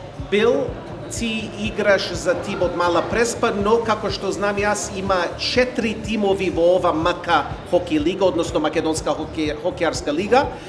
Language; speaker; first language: Macedonian; early bilingual, heritage; Macedonian